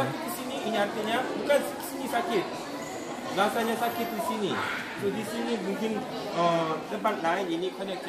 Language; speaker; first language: Indonesian; non-native, learner; Korean